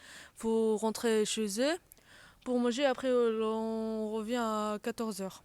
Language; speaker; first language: French; non-native, local second language; Arabic